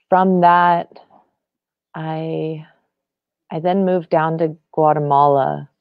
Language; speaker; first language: English; native; English